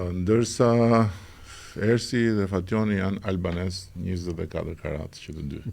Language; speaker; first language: Albanian; native; Albanian